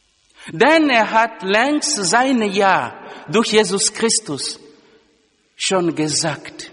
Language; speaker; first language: German; non-native, fluent; Lingala